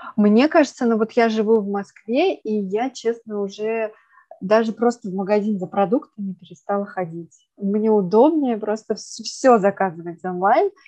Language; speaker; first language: Russian; native; Russian